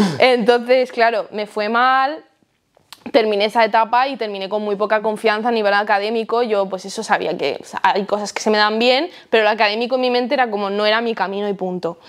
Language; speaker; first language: Spanish; early bilingual, heritage; Spanish